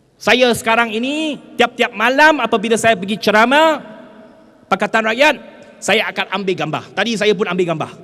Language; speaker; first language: Malay; non-native, local second language; Chinese